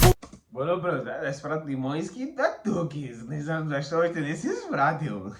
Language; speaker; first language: Bulgarian; non-native, learner; Portuguese